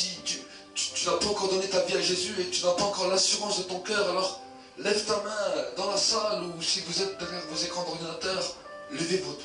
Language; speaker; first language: French; native; French